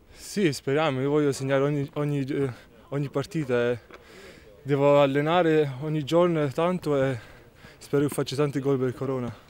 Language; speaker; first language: Italian; early bilingual, heritage; Italian